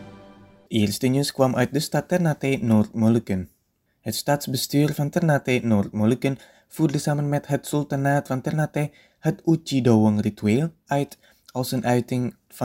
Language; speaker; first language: Dutch; non-native, fluent; Indonesian